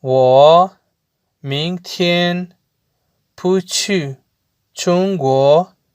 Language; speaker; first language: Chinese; non-native, learner; Urdu